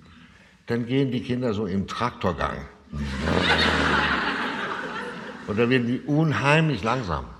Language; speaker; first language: German; non-native, fluent; Danish